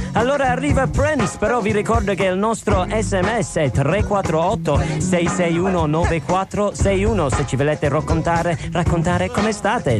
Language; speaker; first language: Italian; non-native, fluent; English